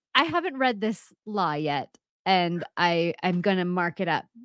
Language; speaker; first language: English; native; English